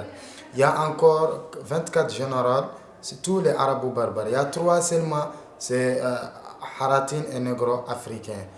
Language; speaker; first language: French; non-native, learner; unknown